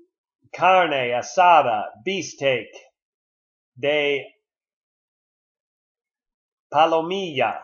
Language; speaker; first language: Spanish; non-native, learner; English